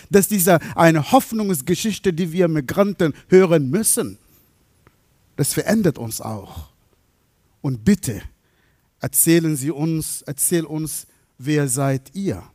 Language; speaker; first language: German; non-native, fluent; Arabic